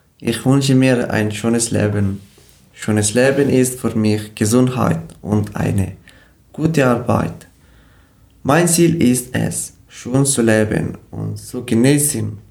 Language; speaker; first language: German; non-native, learner; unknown